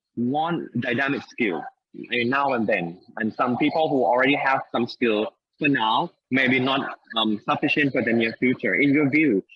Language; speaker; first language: English; non-native, fluent; Thai